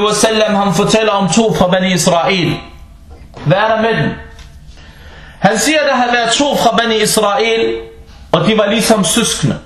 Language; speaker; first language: Danish; non-native, fluent; Arabic